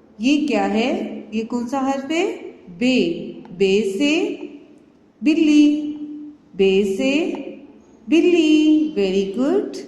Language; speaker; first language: Urdu; native; Urdu